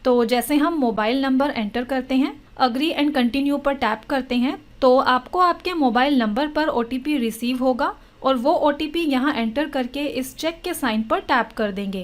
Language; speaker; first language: Hindi; native; Hindi